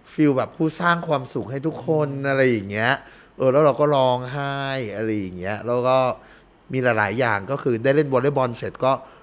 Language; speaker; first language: Thai; early bilingual, heritage; Thai